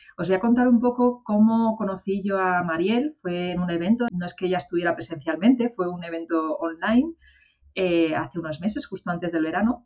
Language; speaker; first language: Spanish; native; Spanish